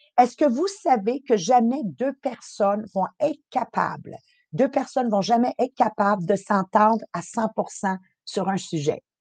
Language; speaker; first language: French; native; French